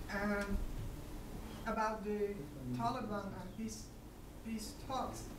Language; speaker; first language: English; non-native, fluent; Persian